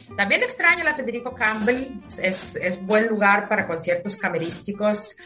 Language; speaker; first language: Spanish; non-native, fluent; Ukrainian